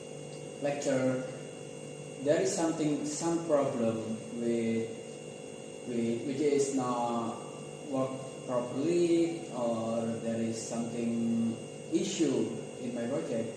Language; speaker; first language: English; non-native, learner; Indonesian